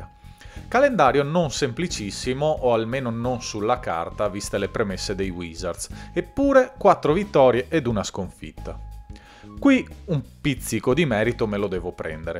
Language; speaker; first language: Italian; native; Italian